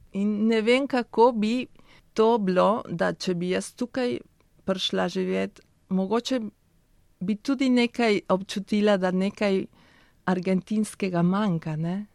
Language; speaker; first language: Slovenian; early bilingual, heritage; Spanish